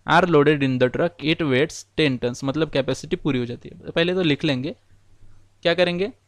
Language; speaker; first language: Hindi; non-native, local second language; Marathi